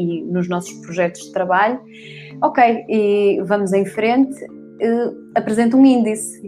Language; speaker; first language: Portuguese; native; Portuguese